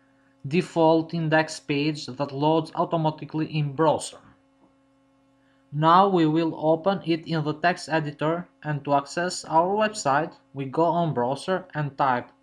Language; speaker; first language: English; non-native, fluent; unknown